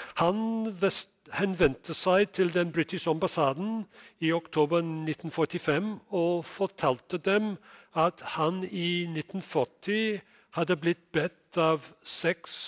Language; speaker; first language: Norwegian; non-native, fluent; English